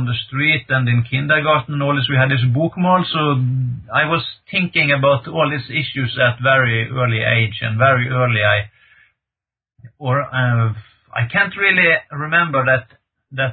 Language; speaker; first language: English; non-native, fluent; Norwegian